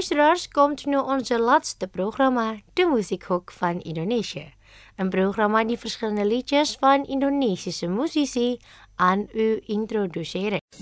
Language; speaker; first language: Dutch; non-native, learner; Indonesian